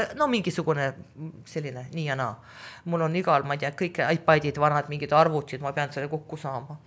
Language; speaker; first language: Estonian; non-native, local second language; Russian